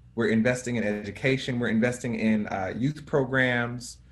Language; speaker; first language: English; native; English